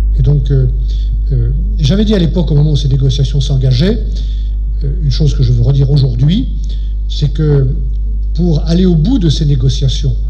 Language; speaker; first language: French; native; French